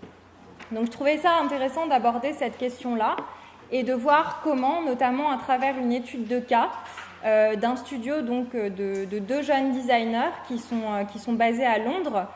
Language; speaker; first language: French; native; French